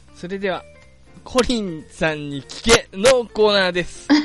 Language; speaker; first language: Japanese; non-native, fluent; English